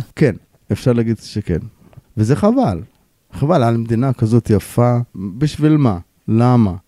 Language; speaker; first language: Hebrew; non-native, local second language; Arabic